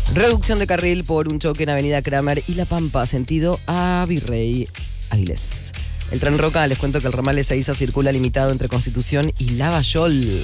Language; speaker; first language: Spanish; native; Spanish